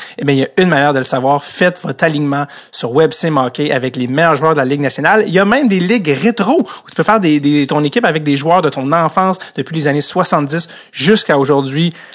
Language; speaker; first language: French; native; French